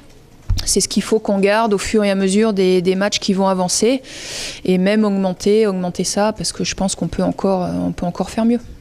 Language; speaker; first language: French; native; French